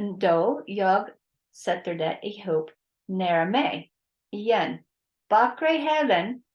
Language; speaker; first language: Swedish; non-native, learner; English